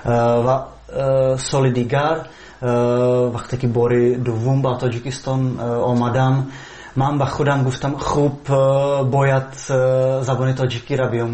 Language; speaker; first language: Persian; non-native, fluent; Slovak